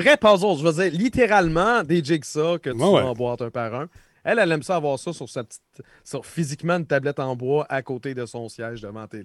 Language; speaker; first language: French; native; French